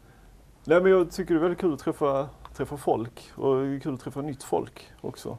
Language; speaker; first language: Swedish; native; Swedish